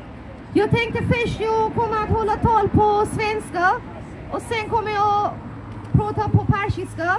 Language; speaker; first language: Swedish; non-native, fluent; Persian